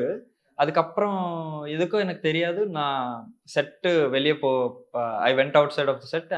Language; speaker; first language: Tamil; non-native, learner; Telugu